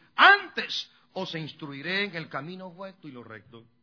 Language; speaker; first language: Spanish; native; Spanish